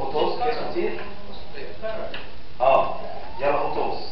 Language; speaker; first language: Arabic; native; Arabic